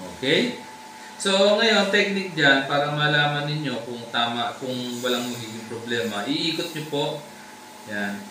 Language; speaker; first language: Filipino; native; Filipino